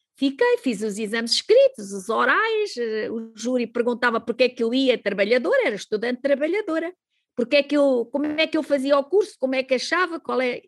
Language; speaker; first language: Portuguese; native; Portuguese